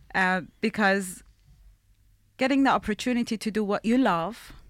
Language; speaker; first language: English; non-native, fluent; Persian